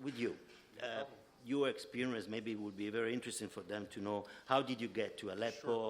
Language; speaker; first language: English; non-native, fluent; Italian